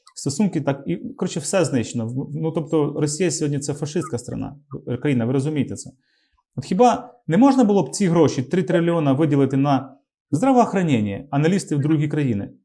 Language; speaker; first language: Ukrainian; native; Ukrainian